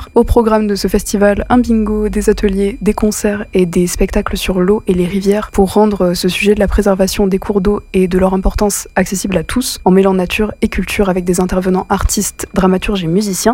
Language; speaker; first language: French; native; French